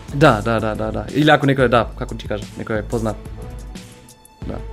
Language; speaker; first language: Macedonian; non-native, learner; German